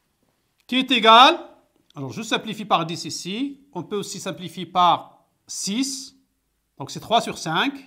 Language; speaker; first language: French; non-native, local second language; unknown